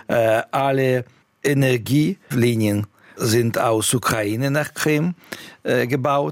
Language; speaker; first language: German; non-native, fluent; Russian